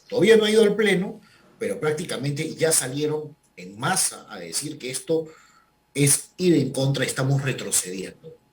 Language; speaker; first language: Spanish; native; Spanish